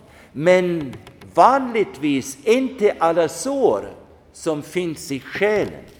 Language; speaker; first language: Swedish; non-native, fluent; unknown